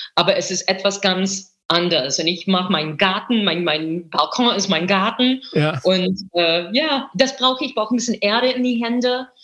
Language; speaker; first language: German; non-native, fluent; English